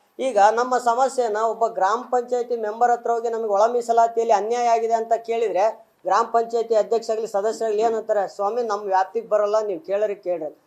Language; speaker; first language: Kannada; non-native, local second language; Lambadi